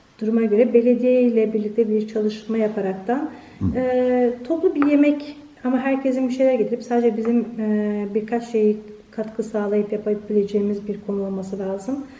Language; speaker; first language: Turkish; early bilingual, heritage; Turkish